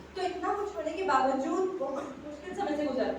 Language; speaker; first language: Hindi; native; Hindi